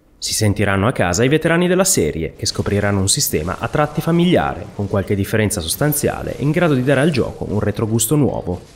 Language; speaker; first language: Italian; native; Italian